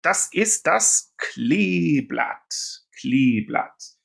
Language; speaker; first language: German; non-native, fluent; English